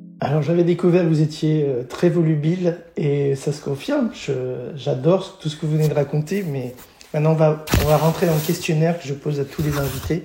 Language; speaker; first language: French; native; French